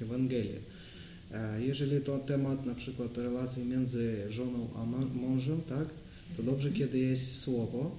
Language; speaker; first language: Polish; non-native, learner; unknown